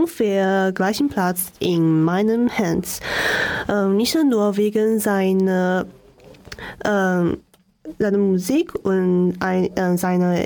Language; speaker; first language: German; non-native, learner; Chinese